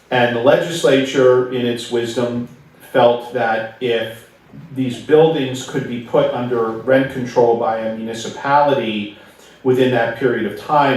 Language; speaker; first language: English; native; English